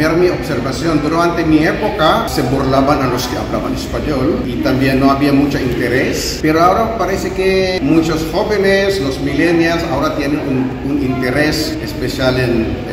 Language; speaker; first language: Spanish; native; Spanish